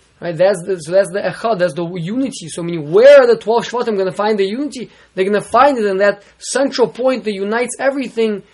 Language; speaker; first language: English; native; English